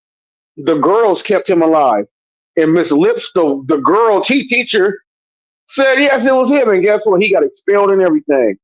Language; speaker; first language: English; native; English